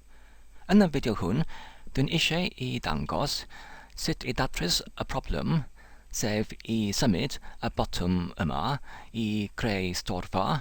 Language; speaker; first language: Welsh; non-native, learner; English